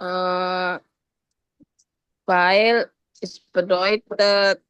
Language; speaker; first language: German; non-native, learner; Indonesian